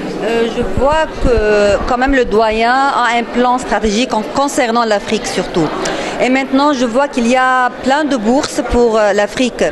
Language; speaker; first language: French; non-native, fluent; Arabic